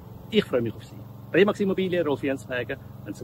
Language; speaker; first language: German; native; German